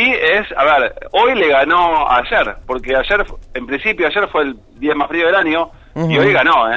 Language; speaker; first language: Spanish; native; Spanish